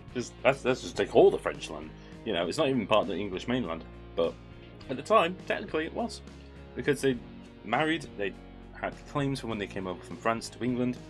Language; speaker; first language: English; native; English